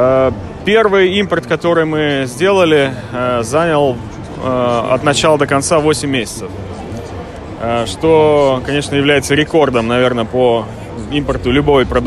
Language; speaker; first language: Russian; native; Russian